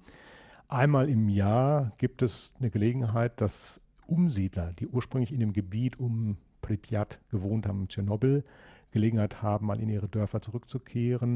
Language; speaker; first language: German; native; German